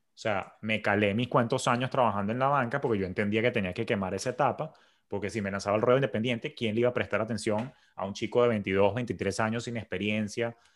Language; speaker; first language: Spanish; native; Spanish